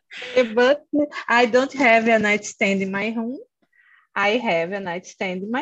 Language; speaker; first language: English; non-native, learner; Portuguese